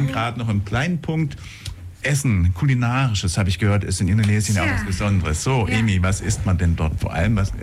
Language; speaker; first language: German; native; German